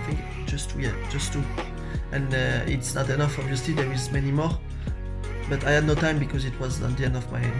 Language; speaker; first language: English; non-native, learner; French